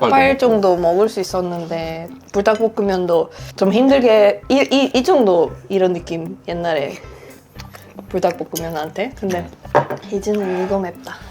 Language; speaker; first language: Korean; non-native, fluent; Swedish